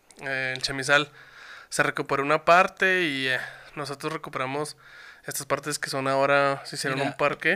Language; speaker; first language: Spanish; native; Spanish